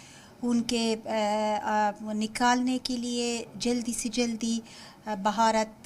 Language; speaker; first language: Hindi; non-native, fluent; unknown